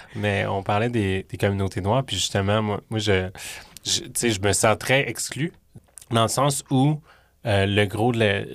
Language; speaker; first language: French; native; French